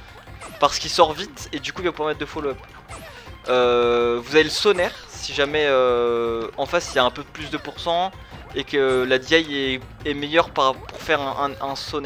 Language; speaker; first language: French; native; French